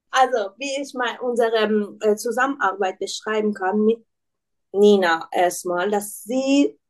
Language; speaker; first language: German; non-native, learner; Persian